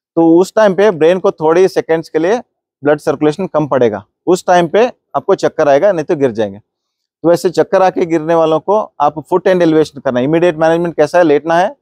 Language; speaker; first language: Hindi; non-native, local second language; Kannada